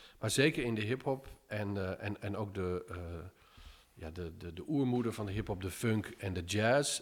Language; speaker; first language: Dutch; early bilingual, other home language; English